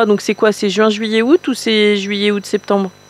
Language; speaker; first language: French; native; French